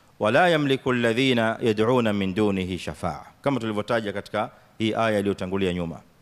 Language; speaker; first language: Swahili; native; Swahili